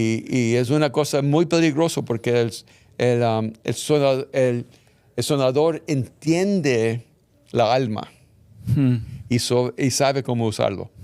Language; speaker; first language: Spanish; early bilingual, heritage; English